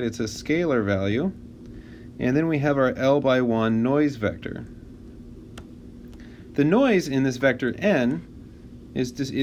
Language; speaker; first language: English; native; English